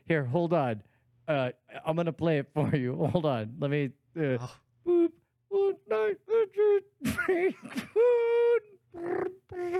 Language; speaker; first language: English; native; English